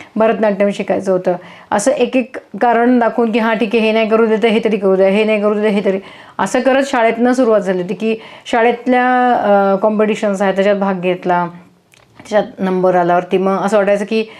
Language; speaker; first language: Marathi; native; Marathi